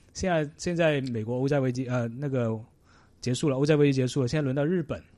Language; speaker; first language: Chinese; non-native, local second language; Cantonese